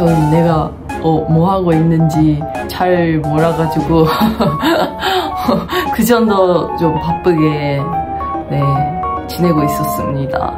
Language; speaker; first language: Korean; non-native, fluent; Japanese